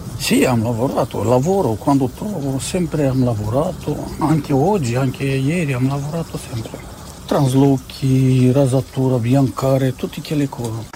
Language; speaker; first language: Italian; non-native, learner; Romanian